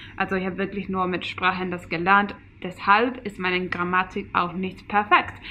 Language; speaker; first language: German; non-native, fluent; Finnish